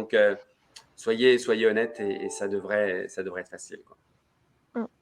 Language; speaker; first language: French; native; French